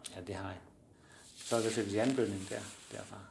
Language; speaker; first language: Danish; non-native, learner; Chinese